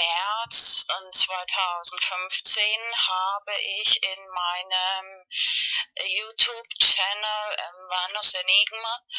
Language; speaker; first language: German; non-native, learner; Spanish